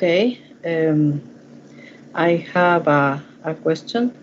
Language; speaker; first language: English; non-native, learner; Spanish